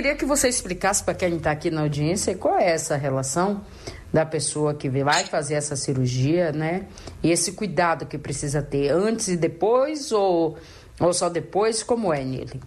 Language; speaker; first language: Portuguese; native; Portuguese